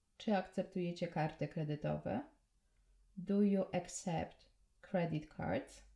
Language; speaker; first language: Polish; native; Polish